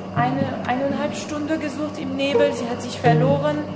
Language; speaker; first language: German; non-native, fluent; French